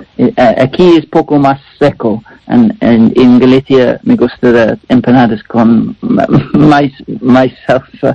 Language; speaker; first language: Spanish; non-native, learner; English